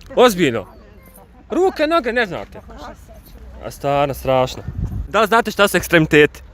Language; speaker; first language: Bosnian; native; Bosnian